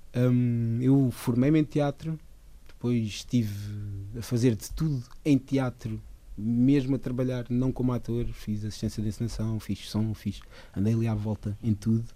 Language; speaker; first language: Portuguese; early bilingual, other home language; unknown